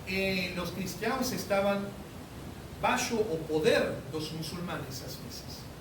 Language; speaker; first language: Spanish; non-native, learner; Portuguese